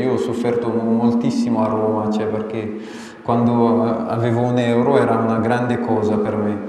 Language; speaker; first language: Italian; non-native, fluent; Amharic